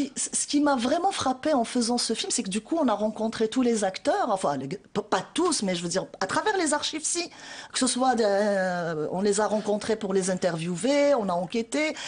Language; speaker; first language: French; non-native, local second language; Arabic